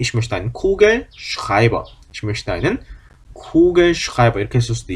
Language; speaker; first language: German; non-native, fluent; Korean